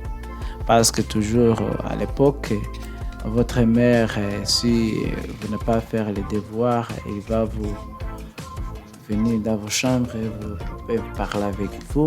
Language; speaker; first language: French; non-native, learner; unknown